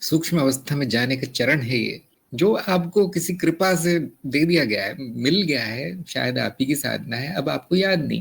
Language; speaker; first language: Hindi; native; Hindi